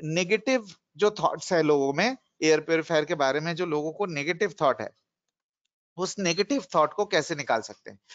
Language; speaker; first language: Hindi; non-native, local second language; Bangla